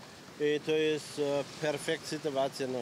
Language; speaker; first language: Ukrainian; non-native, learner; Polish